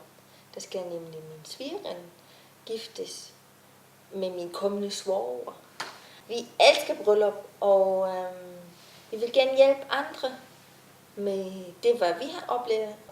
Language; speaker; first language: Danish; non-native, fluent; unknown